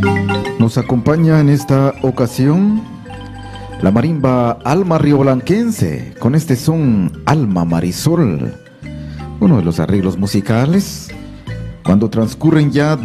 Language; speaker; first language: Spanish; native; Spanish